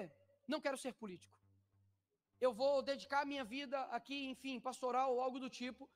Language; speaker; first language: Portuguese; native; Portuguese